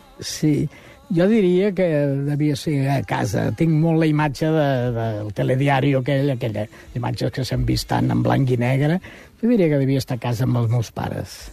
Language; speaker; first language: Catalan; native; Catalan